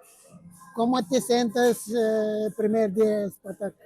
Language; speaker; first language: Spanish; non-native, learner; Bulgarian